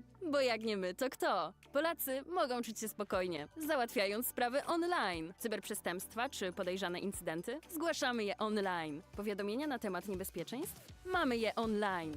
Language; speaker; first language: Polish; native; Polish